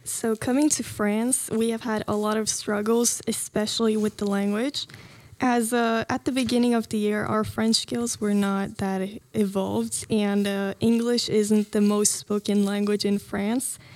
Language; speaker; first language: English; non-native, fluent; Norwegian